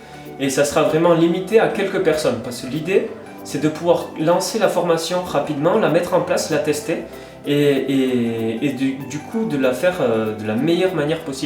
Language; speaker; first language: French; native; French